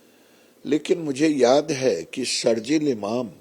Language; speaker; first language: Hindi; native; Hindi